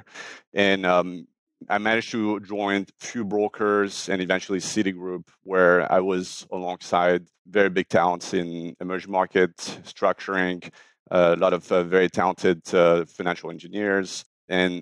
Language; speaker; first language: English; non-native, fluent; French